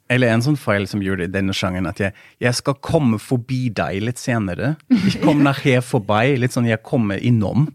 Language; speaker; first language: Norwegian; non-native, fluent; German